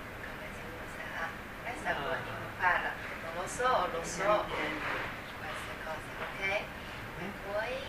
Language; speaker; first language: Italian; non-native, learner; Chinese